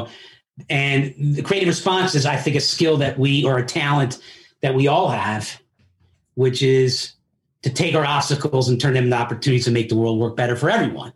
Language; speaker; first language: English; early bilingual, other home language; Italian